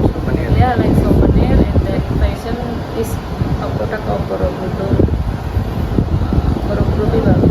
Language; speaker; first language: English; non-native, learner; Indonesian